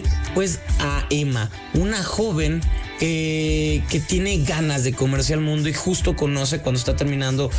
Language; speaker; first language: Spanish; native; Spanish